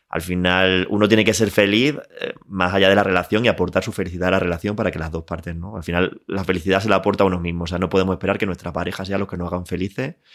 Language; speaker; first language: Spanish; native; Spanish